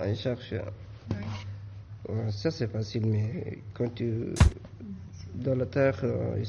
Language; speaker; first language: French; non-native, learner; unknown